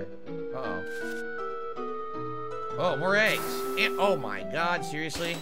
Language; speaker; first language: English; native; English